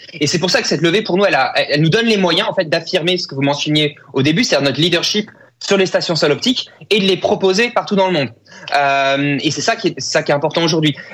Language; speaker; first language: French; native; French